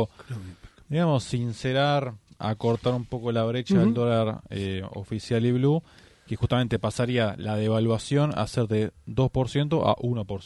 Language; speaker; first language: Spanish; native; Spanish